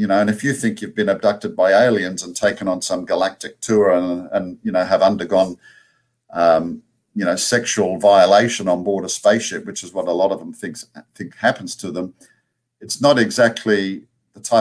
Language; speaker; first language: English; native; English